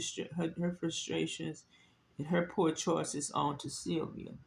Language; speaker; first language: English; native; English